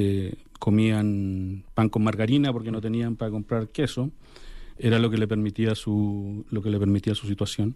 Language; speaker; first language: Spanish; native; Spanish